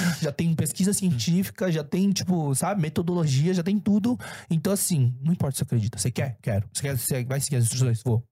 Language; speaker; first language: Portuguese; early bilingual, other home language; Korean